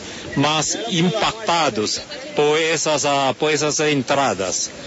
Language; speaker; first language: Spanish; non-native, fluent; Chinese